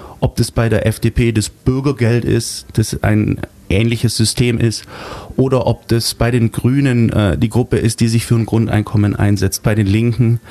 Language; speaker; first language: German; native; German